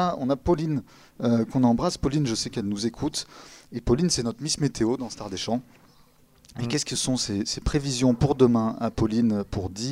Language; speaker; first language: French; native; French